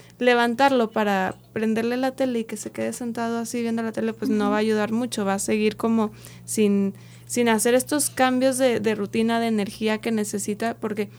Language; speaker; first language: Spanish; native; Spanish